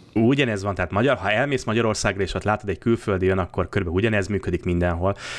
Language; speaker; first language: Hungarian; native; Hungarian